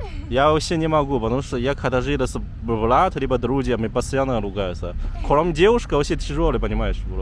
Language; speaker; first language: Russian; non-native, learner; Chinese